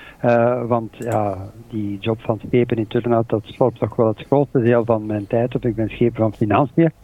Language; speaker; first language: Dutch; native; Dutch